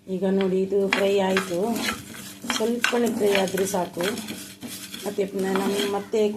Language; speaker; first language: Kannada; non-native, local second language; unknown